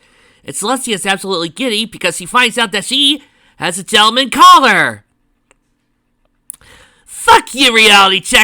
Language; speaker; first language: English; native; English